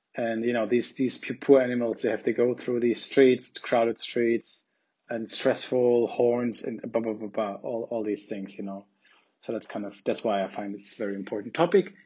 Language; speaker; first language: English; non-native, fluent; German